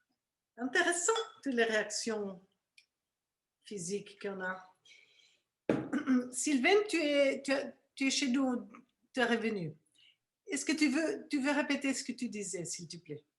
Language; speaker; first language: French; non-native, fluent; Spanish